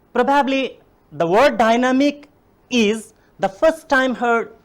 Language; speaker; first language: English; non-native, local second language; Nepali